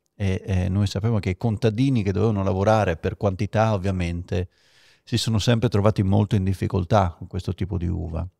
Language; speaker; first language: Italian; native; Italian